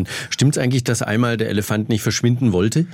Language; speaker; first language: German; native; German